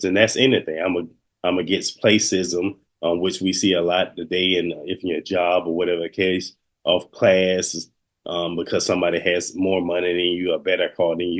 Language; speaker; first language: English; native; English